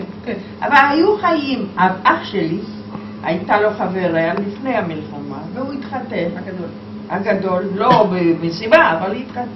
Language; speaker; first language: Hebrew; non-native, fluent; Polish